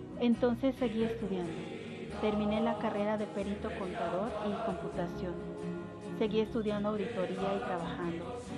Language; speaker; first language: Spanish; non-native, local second language; Kʼicheʼ